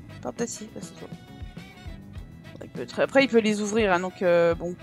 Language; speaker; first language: French; native; French